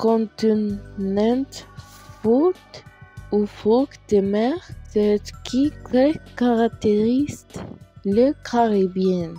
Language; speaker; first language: French; non-native, learner; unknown